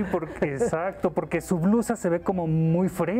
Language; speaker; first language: Spanish; native; Spanish